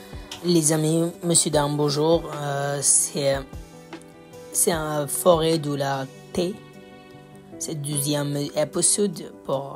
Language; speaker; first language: French; non-native, learner; Bangla